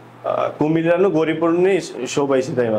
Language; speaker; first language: Japanese; non-native, learner; Bangla